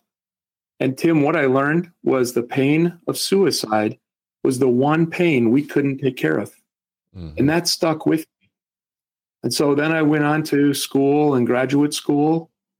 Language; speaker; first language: English; native; English